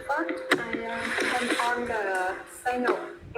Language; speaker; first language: English; non-native, learner; Vietnamese